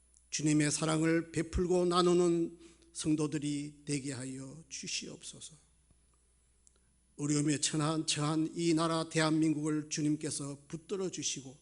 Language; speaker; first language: Korean; native; Korean